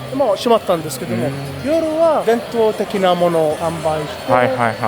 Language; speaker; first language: Japanese; non-native, learner; Arabic